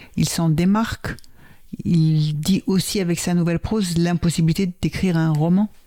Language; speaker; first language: French; native; French